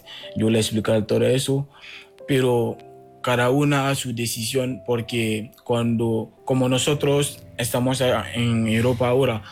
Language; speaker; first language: Spanish; non-native, learner; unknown